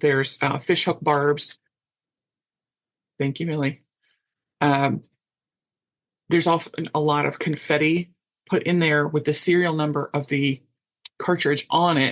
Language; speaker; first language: English; native; English